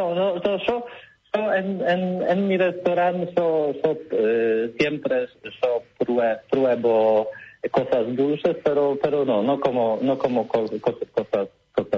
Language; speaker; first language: Spanish; non-native, learner; Polish